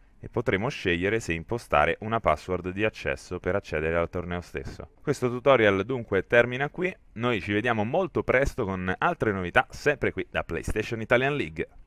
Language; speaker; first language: Italian; native; Italian